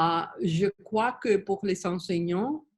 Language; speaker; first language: French; non-native, learner; Spanish